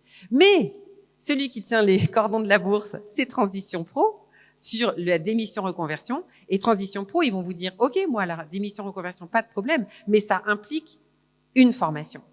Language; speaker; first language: French; native; French